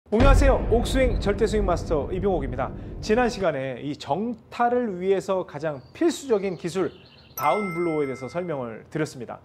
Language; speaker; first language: Korean; native; Korean